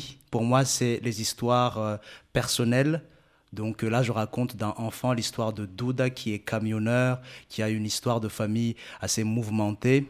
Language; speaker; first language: French; non-native, local second language; Malagasy